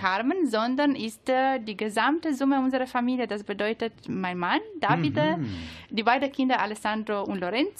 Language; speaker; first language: German; non-native, learner; Italian